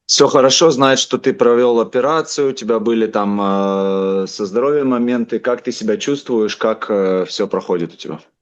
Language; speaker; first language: Russian; native; Russian